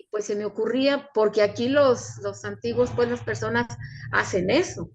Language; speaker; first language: Spanish; native; Spanish